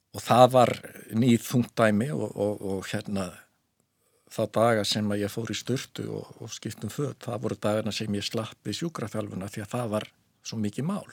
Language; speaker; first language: Icelandic; native; Icelandic